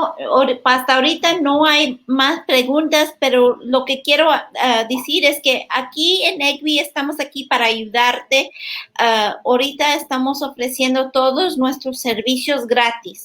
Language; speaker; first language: Spanish; early bilingual, heritage; Spanish